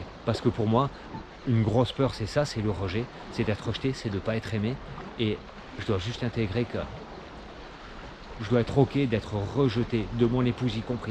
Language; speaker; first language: French; native; French